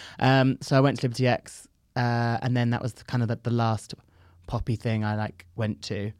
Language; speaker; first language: English; native; English